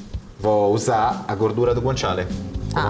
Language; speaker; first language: Portuguese; non-native, fluent; Italian